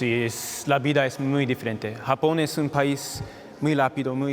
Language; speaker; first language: Spanish; non-native, fluent; Japanese